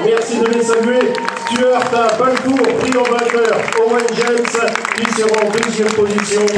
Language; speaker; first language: French; native; French